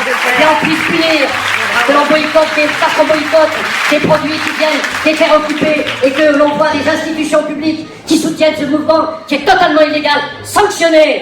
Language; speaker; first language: French; native; French